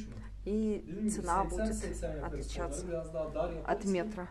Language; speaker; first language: Russian; native; Russian